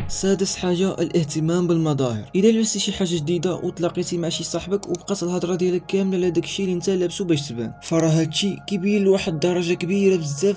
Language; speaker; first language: Arabic; native; Arabic